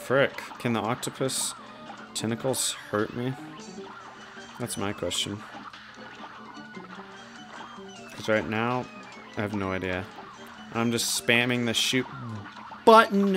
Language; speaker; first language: English; native; English